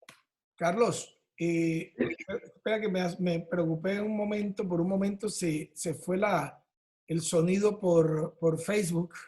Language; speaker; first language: Spanish; native; Spanish